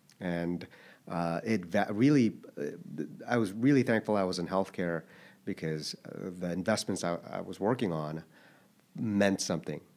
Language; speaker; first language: English; early bilingual, other home language; Korean